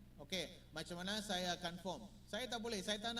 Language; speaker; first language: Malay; non-native, learner; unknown